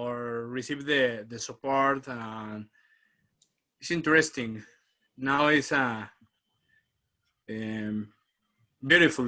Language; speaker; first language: English; non-native, learner; Spanish